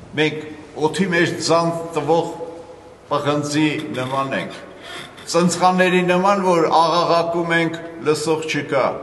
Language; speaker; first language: Armenian; native; Armenian